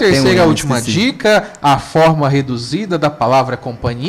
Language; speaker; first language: Portuguese; native; Portuguese